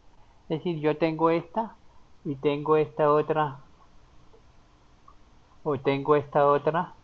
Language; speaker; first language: Spanish; native; Spanish